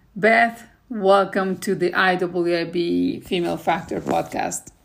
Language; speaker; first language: English; non-native, fluent; Spanish